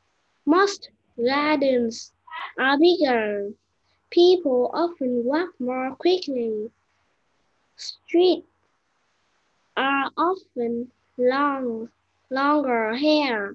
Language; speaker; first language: English; non-native, learner; Vietnamese